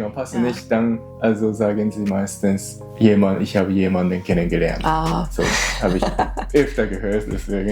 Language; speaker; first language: German; non-native, learner; Japanese